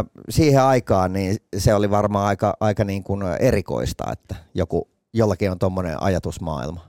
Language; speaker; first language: Finnish; native; Finnish